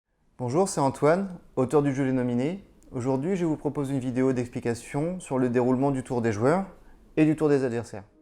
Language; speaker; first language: French; native; French